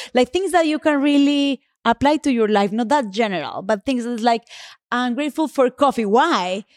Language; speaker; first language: English; non-native, fluent; Spanish